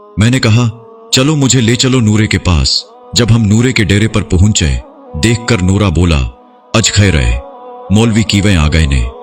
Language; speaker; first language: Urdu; non-native, local second language; Punjabi